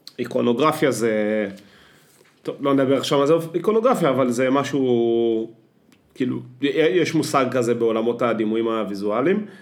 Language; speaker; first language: Hebrew; native; Hebrew